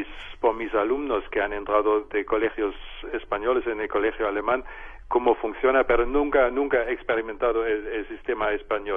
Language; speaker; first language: Spanish; non-native, fluent; German